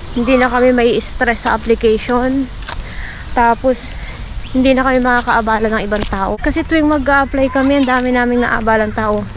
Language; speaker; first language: Filipino; native; Filipino